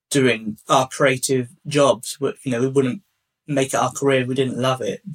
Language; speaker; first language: English; native; English